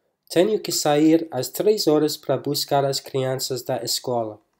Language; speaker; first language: Portuguese; non-native, fluent; English